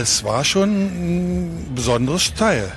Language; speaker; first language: German; native; German